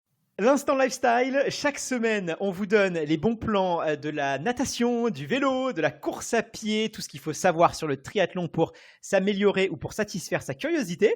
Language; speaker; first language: French; native; French